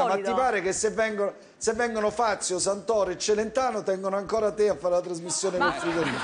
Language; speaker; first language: Italian; native; Italian